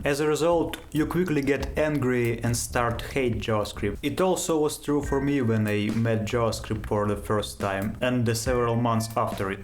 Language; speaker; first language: English; non-native, fluent; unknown